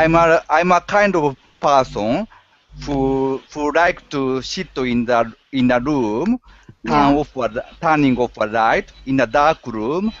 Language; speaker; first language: English; non-native, learner; Japanese